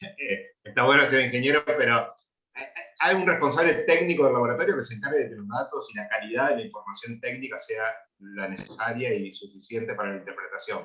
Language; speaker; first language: Spanish; native; Spanish